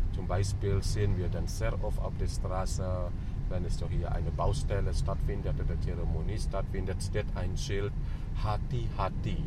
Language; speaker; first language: German; non-native, fluent; Indonesian